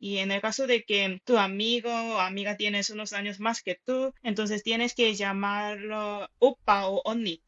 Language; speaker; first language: Spanish; non-native, fluent; Korean